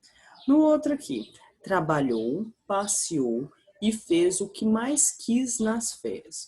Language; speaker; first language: Portuguese; native; Portuguese